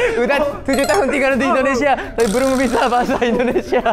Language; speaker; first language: Indonesian; non-native, fluent; Japanese